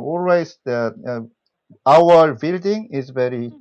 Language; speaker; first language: English; non-native, learner; Korean